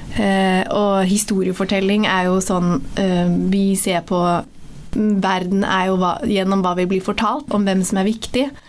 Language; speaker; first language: Norwegian; early bilingual, other home language; Somali